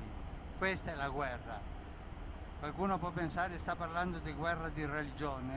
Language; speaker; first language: Italian; early bilingual, heritage; Spanish